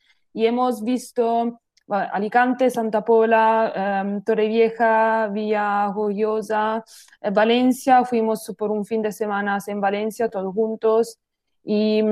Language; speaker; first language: Spanish; non-native, learner; Italian